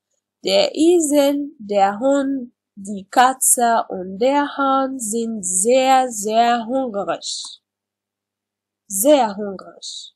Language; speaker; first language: German; non-native, learner; Arabic